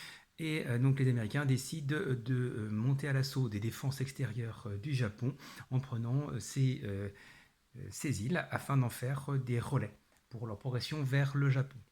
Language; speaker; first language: French; native; French